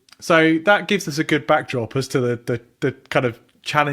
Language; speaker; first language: English; native; English